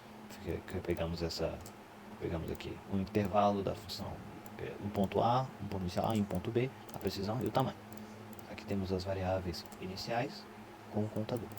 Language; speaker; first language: Portuguese; native; Portuguese